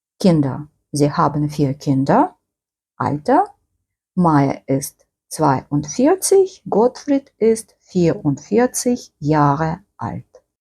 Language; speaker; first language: German; non-native, fluent; Ukrainian